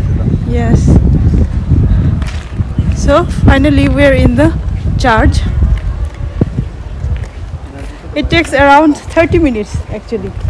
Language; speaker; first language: English; non-native, local second language; Bangla